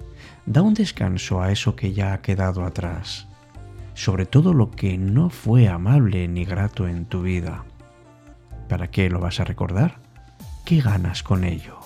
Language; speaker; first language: Spanish; native; Spanish